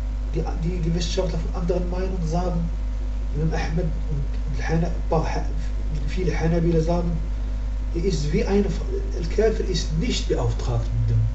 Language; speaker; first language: German; non-native, fluent; Arabic